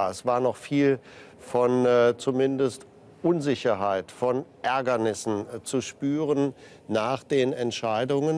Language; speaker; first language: German; native; German